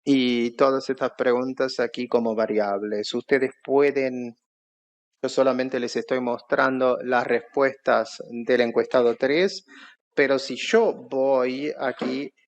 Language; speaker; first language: Spanish; non-native, fluent; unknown